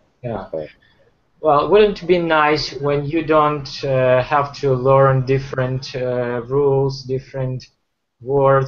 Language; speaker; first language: English; non-native, fluent; Ukrainian